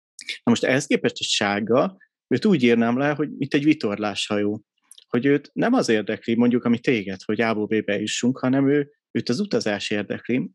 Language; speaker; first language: Hungarian; native; Hungarian